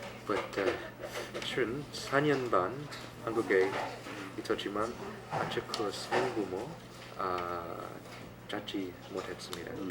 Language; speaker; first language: Korean; non-native, fluent; English